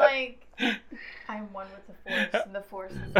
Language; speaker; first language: English; native; English